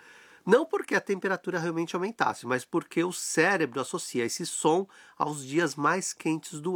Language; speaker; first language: Portuguese; native; Portuguese